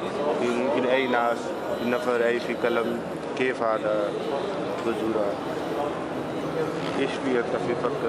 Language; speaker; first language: Arabic; non-native, learner; Urdu